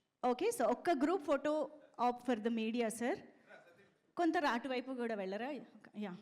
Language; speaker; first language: Telugu; native; Telugu